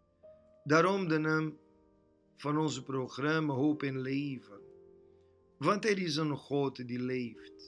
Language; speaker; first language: Dutch; non-native, fluent; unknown